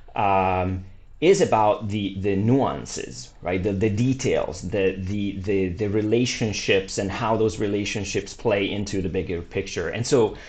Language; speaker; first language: English; non-native, fluent; Italian